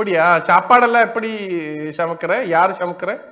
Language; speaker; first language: Tamil; non-native, learner; Malayalam